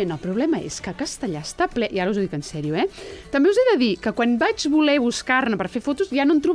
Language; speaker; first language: Catalan; native; Catalan